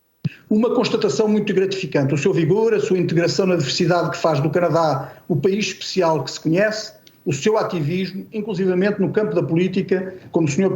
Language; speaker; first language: Portuguese; native; Portuguese